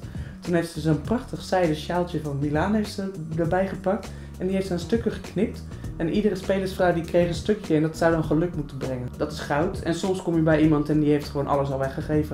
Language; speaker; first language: Dutch; native; Dutch